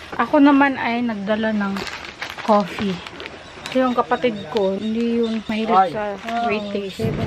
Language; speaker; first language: Filipino; non-native, local second language; Cebuano